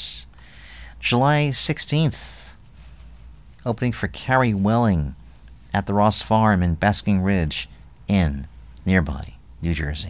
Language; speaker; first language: English; native; English